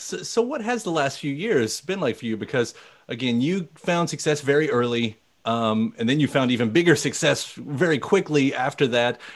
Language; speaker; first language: English; native; English